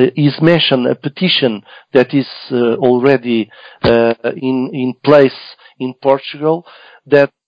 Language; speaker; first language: English; non-native, learner; Portuguese